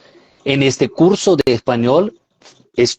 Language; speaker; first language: Spanish; non-native, fluent; Portuguese